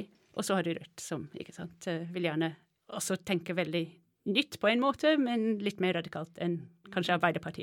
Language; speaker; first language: Norwegian; non-native, fluent; English